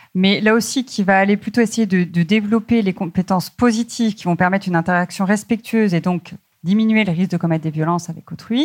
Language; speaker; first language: French; native; French